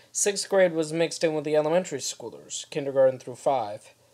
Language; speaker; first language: English; native; English